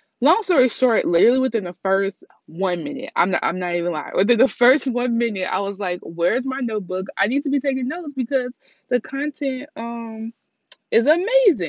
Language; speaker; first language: English; native; English